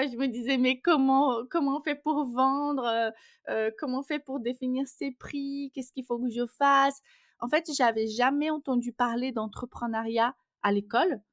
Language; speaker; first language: French; non-native, fluent; Portuguese